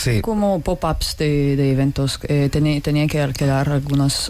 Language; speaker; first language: Spanish; non-native, learner; Russian